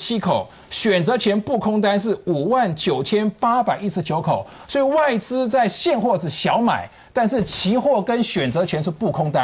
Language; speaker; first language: Chinese; native; Chinese